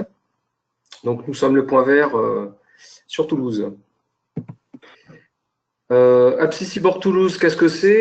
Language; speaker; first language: French; native; French